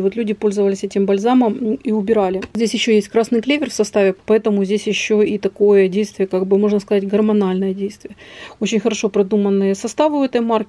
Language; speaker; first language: Russian; native; Russian